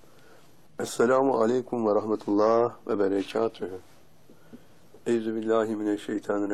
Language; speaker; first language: Turkish; native; Turkish